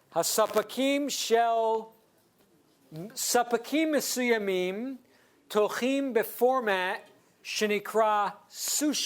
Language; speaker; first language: Hebrew; non-native, fluent; English